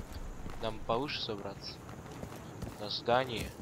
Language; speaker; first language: Russian; native; Russian